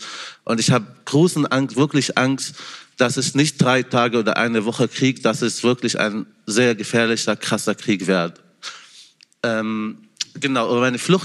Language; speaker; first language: German; non-native, fluent; Arabic